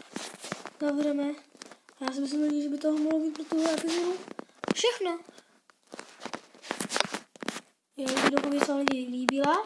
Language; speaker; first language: Czech; non-native, learner; Slovak